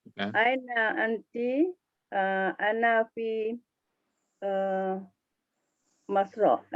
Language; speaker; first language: Arabic; non-native, learner; Malay